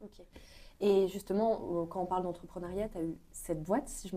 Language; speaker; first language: French; native; French